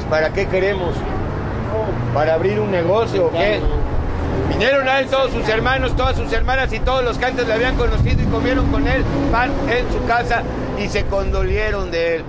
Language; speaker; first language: Spanish; native; Spanish